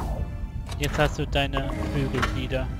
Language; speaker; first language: German; native; German